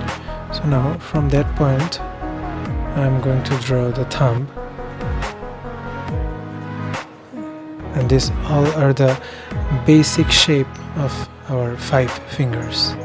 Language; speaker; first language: English; non-native, fluent; Bangla